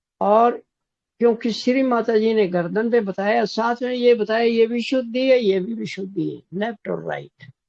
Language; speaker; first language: Hindi; non-native, local second language; Marathi